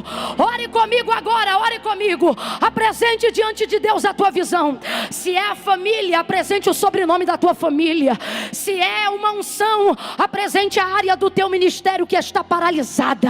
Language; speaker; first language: Portuguese; native; Portuguese